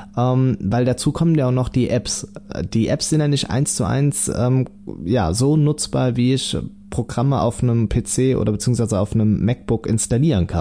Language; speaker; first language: German; native; German